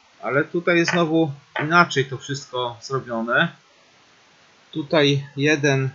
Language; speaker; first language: Polish; native; Polish